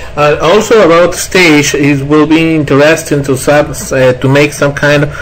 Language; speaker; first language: English; non-native, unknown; Spanish